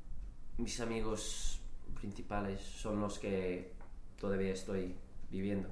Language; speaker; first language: Spanish; non-native, fluent; English